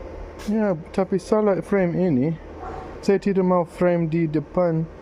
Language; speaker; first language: Indonesian; non-native, learner; English